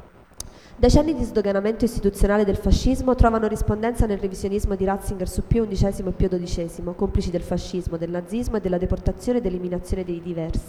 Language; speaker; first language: Italian; native; Italian